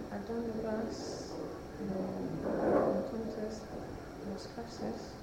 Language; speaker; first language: Spanish; non-native, learner; Swedish